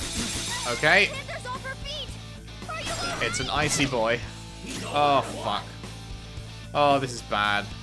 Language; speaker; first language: English; native; English